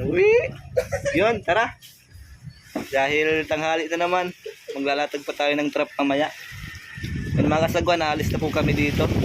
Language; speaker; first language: Filipino; native; Filipino